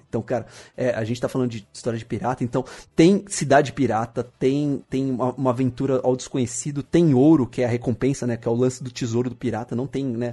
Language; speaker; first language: Portuguese; native; Portuguese